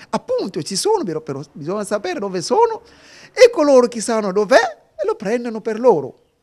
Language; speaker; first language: Italian; non-native, fluent; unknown